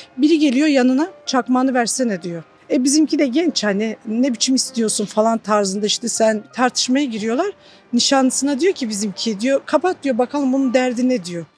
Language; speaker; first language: Turkish; native; Turkish